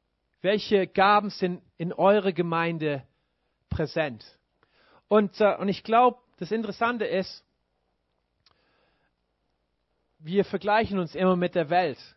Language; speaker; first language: German; non-native, fluent; English